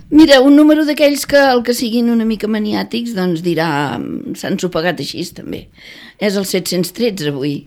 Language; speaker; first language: Catalan; native; Catalan